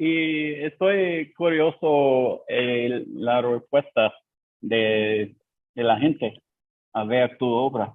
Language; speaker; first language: Spanish; non-native, learner; English